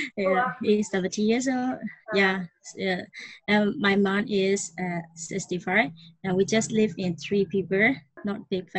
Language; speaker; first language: English; non-native, learner; Burmese